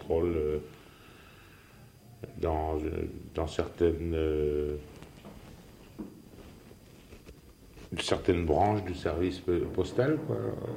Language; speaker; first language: French; native; French